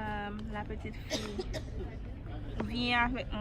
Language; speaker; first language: French; non-native, learner; Haitian Creole